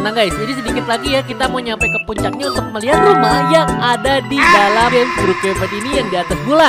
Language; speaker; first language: Indonesian; native; Indonesian